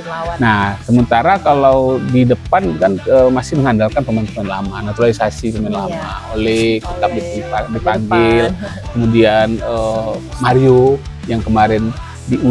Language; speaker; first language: Indonesian; native; Indonesian